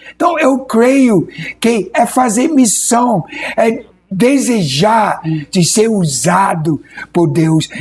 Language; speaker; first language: Portuguese; non-native, fluent; English